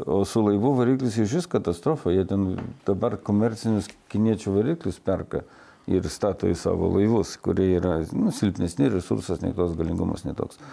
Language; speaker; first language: Lithuanian; non-native, local second language; Russian